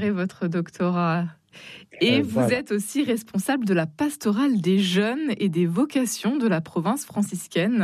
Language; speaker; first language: French; native; French